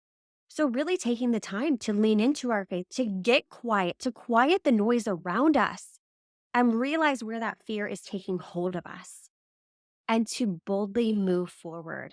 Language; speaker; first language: English; native; English